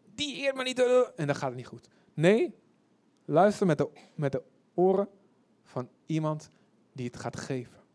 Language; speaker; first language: Dutch; early bilingual, other home language; Indonesian